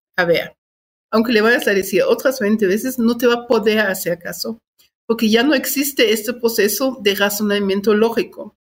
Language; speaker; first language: Spanish; non-native, fluent; German